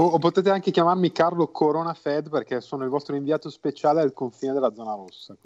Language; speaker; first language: Italian; native; Italian